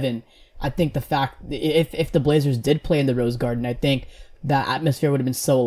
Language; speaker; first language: English; native; English